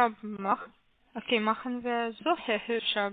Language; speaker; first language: German; non-native, learner; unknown